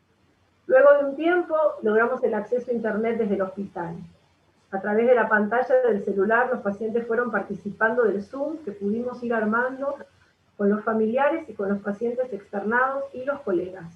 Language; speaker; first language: Spanish; native; Spanish